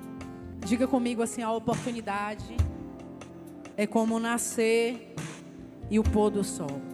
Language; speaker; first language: Portuguese; native; Portuguese